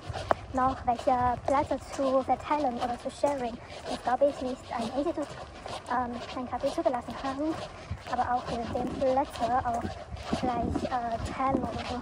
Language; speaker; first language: German; non-native, learner; Chinese